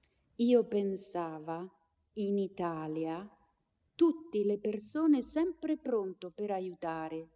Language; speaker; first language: Italian; non-native, learner; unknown